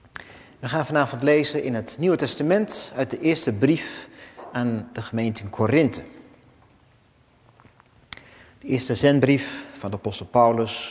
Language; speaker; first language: Dutch; native; Dutch